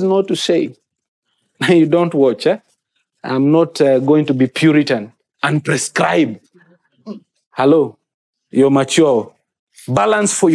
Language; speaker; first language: English; non-native, local second language; Kikuyu